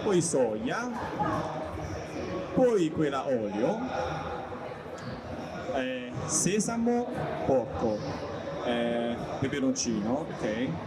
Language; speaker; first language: Italian; non-native, learner; Chinese